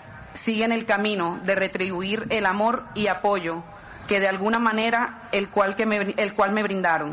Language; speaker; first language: Spanish; native; Spanish